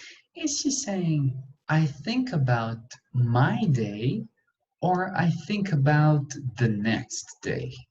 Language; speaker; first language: English; non-native, fluent; Portuguese